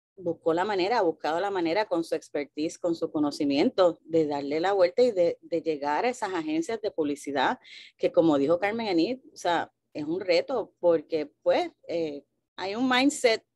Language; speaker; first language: Spanish; early bilingual, heritage; Spanish